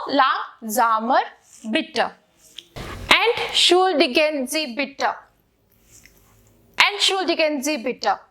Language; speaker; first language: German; non-native, fluent; Hindi